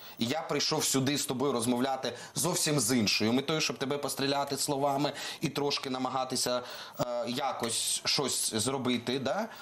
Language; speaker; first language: Ukrainian; non-native, local second language; Russian